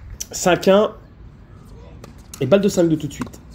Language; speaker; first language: French; native; French